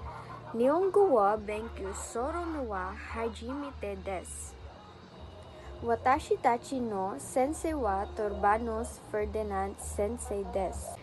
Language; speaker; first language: Japanese; non-native, learner; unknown